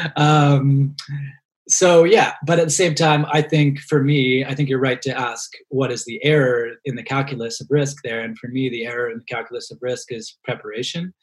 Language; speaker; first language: English; native; English